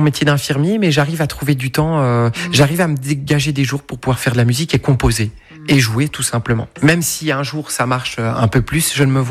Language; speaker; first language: French; native; French